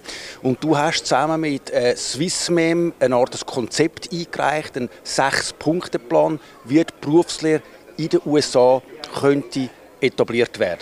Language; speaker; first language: German; native; German